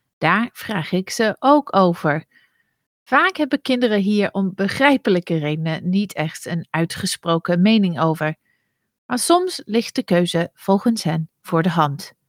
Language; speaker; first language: Dutch; non-native, fluent; English